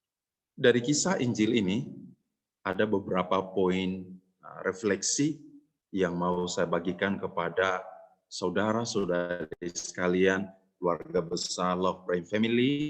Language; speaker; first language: Indonesian; native; Indonesian